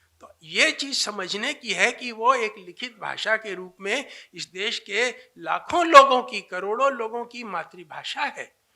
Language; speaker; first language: Hindi; native; Hindi